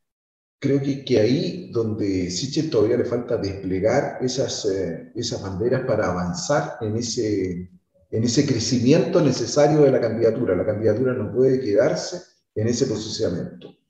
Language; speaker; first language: Spanish; native; Spanish